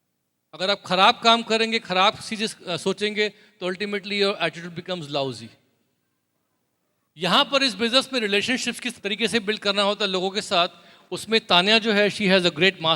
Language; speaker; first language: Hindi; native; Hindi